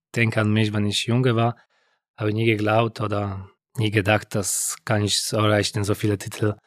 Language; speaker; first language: German; non-native, learner; Polish